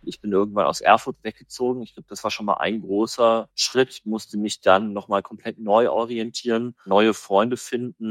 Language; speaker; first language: German; native; German